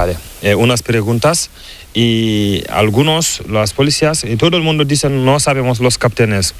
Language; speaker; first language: Spanish; non-native, learner; Fula